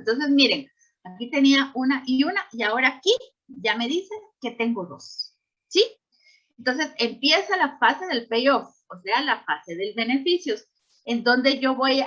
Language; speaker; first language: Spanish; native; Spanish